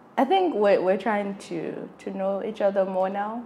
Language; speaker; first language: English; non-native, local second language; Hausa